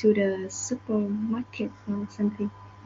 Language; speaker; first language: English; non-native, learner; Vietnamese